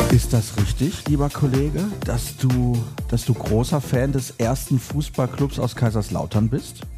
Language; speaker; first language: German; native; German